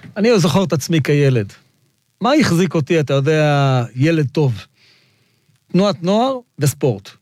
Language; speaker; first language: Hebrew; non-native, local second language; Arabic